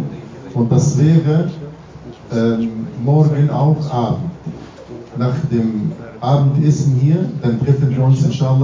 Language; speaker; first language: German; non-native, fluent; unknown